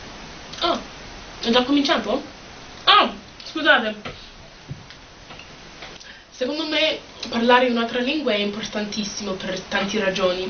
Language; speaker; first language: Italian; non-native, fluent; English